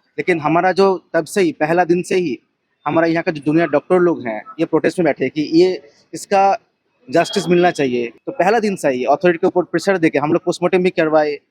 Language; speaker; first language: Hindi; non-native, local second language; Bangla